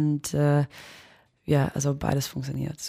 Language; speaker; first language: German; non-native, fluent; English